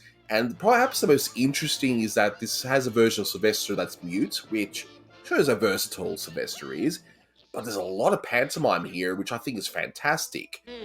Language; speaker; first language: English; native; English